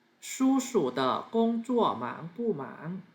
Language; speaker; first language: Chinese; non-native, fluent; Thai